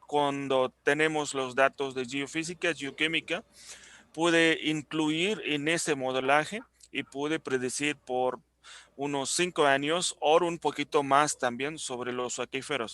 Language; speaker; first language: Spanish; non-native, fluent; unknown